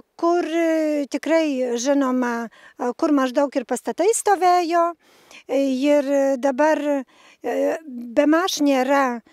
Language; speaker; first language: Lithuanian; native; Lithuanian